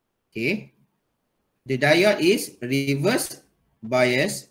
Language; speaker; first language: English; non-native, local second language; Malay